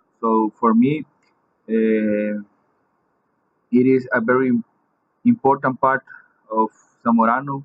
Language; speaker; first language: English; non-native, fluent; Spanish